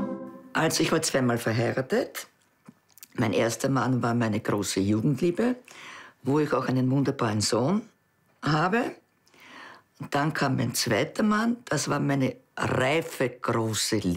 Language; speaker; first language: German; native; German